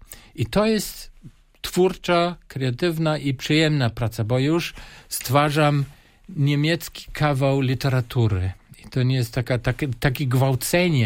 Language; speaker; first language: Polish; non-native, fluent; German